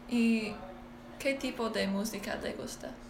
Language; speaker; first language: Spanish; non-native, learner; English